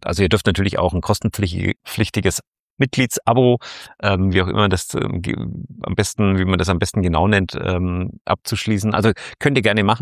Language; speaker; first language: German; native; German